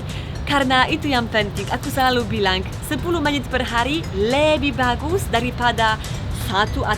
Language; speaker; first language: Indonesian; non-native, fluent; Polish